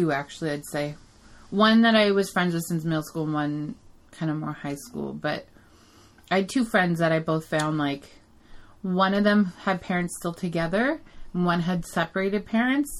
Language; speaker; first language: English; native; English